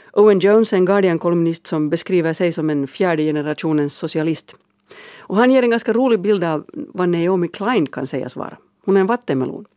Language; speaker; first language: Swedish; native; Swedish